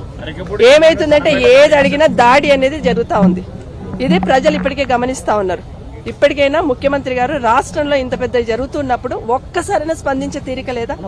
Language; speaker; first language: Telugu; native; Telugu